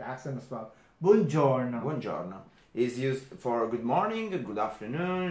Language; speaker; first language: English; non-native, fluent; Italian